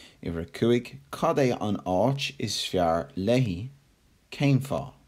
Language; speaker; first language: Irish; non-native, local second language; English